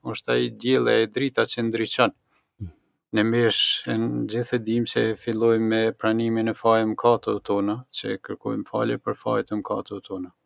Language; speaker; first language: Albanian; native; Albanian